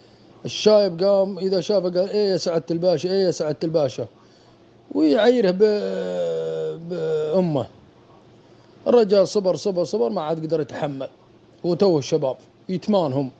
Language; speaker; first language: Arabic; native; Arabic